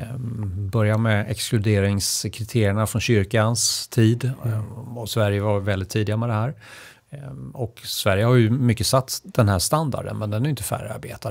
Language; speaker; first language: Swedish; native; Swedish